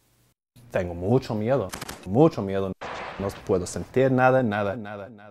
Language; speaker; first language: Spanish; non-native, learner; English